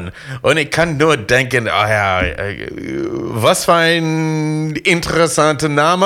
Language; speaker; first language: German; non-native, learner; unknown